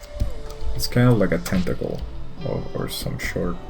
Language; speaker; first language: English; non-native, fluent; Spanish